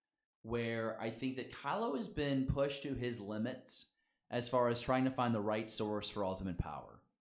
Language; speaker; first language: English; native; English